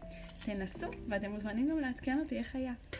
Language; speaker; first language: Hebrew; native; Hebrew